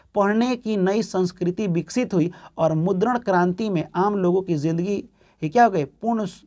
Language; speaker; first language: Hindi; native; Hindi